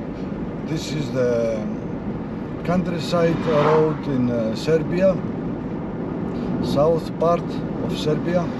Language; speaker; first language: English; non-native, learner; Greek